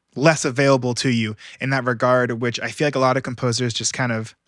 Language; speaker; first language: English; native; English